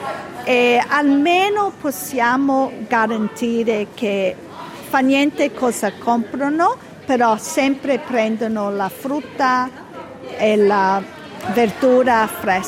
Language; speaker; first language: Italian; early bilingual, heritage; Italian